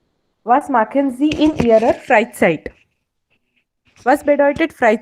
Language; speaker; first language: German; non-native, fluent; Hindi